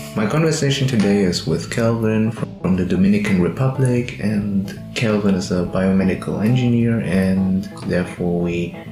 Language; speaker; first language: English; non-native, fluent; German